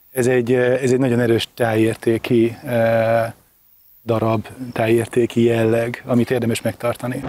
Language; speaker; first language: Hungarian; native; Hungarian